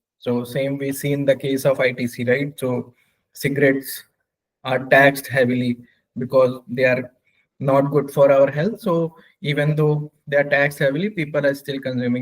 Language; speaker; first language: English; non-native, local second language; Hindi